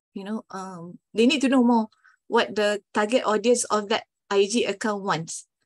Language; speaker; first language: English; non-native, local second language; Malay